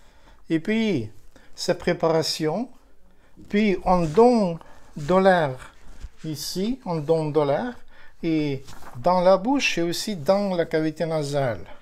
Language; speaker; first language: French; non-native, learner; Ukrainian